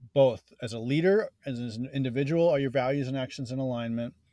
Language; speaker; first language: English; native; English